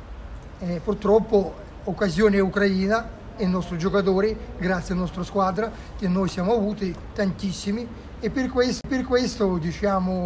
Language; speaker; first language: Italian; non-native, learner; Russian